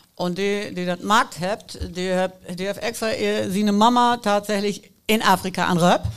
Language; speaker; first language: German; native; German